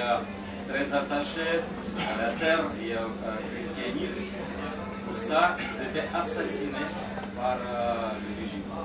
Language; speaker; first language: French; non-native, fluent; Russian